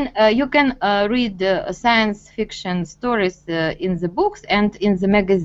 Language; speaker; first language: English; non-native, fluent; Russian